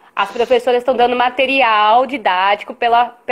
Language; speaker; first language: Portuguese; native; Portuguese